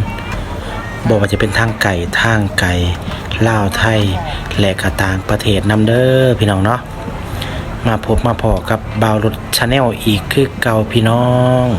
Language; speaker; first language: Thai; non-native, local second language; Lao